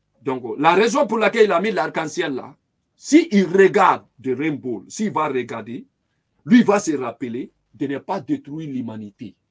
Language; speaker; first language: French; non-native, local second language; Lingala